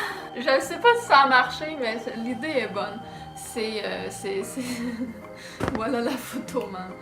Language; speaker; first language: French; native; French